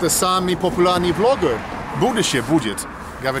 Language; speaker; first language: Russian; non-native, learner; English